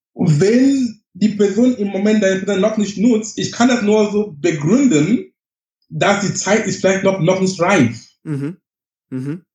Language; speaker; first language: German; non-native, fluent; English